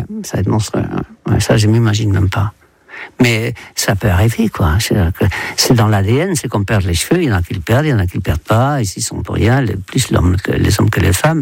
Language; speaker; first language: French; non-native, fluent; Dutch